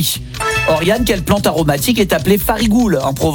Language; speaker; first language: French; native; French